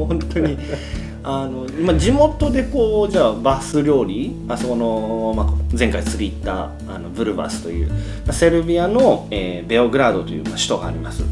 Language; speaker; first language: Japanese; native; Japanese